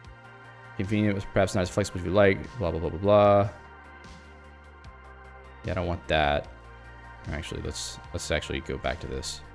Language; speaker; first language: English; native; English